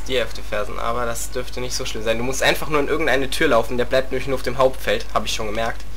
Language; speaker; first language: German; native; German